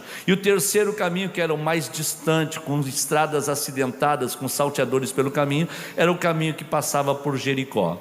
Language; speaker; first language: Portuguese; native; Portuguese